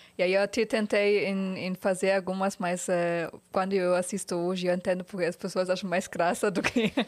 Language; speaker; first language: Portuguese; non-native, fluent; German